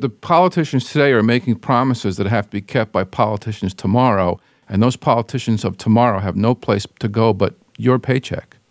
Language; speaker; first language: English; native; English